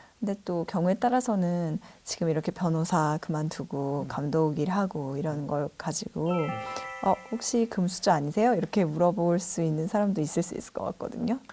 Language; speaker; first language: Korean; native; Korean